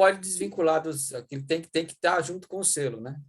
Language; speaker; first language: Portuguese; native; Portuguese